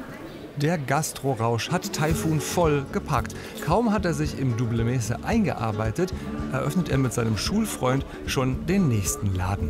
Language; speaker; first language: German; native; German